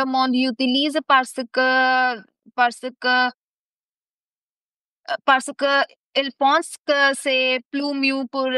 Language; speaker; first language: French; non-native, fluent; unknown